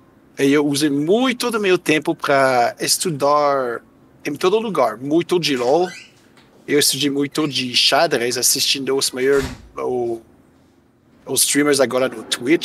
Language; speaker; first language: Portuguese; non-native, fluent; French